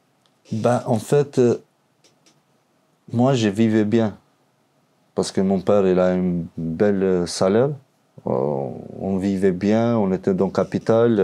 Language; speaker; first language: French; non-native, learner; Albanian